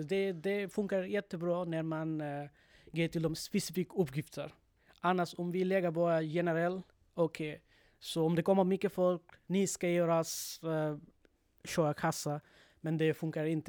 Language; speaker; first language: Swedish; non-native, learner; Bangla